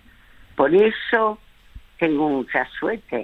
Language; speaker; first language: Spanish; early bilingual, other home language; French